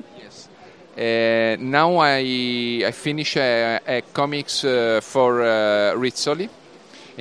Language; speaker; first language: English; non-native, learner; Italian